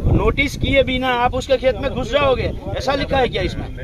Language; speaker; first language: Hindi; non-native, local second language; Gujarati